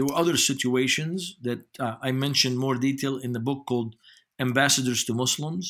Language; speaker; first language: English; non-native, fluent; Arabic